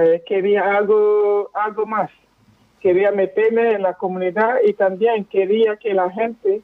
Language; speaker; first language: Spanish; non-native, fluent; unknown